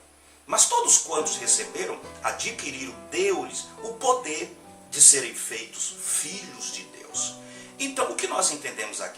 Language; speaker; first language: Portuguese; native; Portuguese